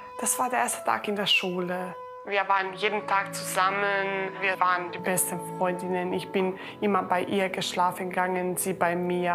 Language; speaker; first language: German; early bilingual, other home language; Croatian